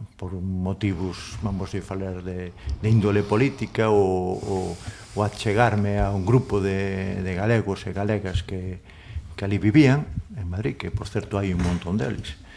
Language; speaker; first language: Galician; non-native, local second language; Spanish